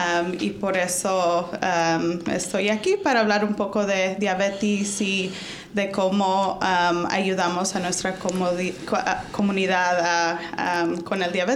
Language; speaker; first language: Spanish; early bilingual, heritage; Spanish